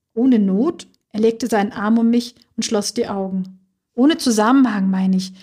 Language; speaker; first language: German; early bilingual, other home language; Turkish